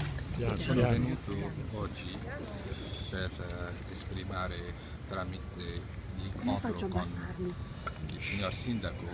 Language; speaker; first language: Italian; non-native, fluent; Arabic